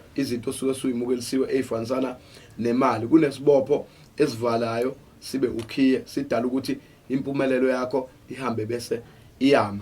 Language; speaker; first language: Zulu; native; Zulu